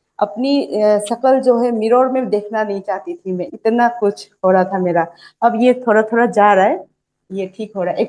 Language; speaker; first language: Hindi; non-native, local second language; Assamese